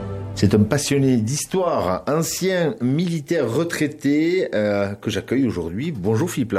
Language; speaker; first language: French; native; French